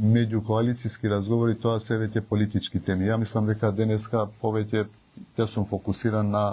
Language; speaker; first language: Macedonian; non-native, local second language; Albanian